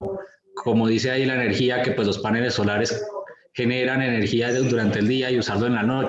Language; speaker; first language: Spanish; native; Spanish